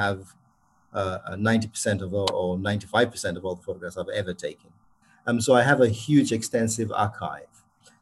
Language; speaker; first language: English; non-native, local second language; Yoruba